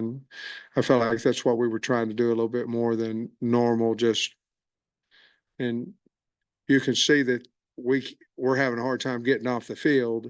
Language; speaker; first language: English; native; English